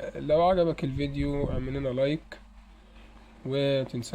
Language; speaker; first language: Arabic; native; Arabic